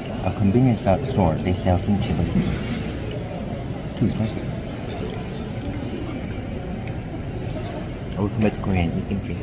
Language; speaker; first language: English; non-native, learner; Vietnamese